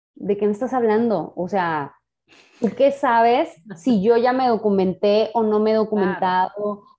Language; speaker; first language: Spanish; native; Spanish